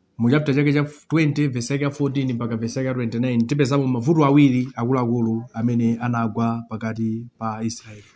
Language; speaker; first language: Nyanja; non-native, local second language; Tumbuka